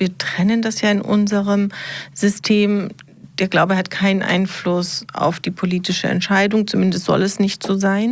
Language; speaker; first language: German; native; German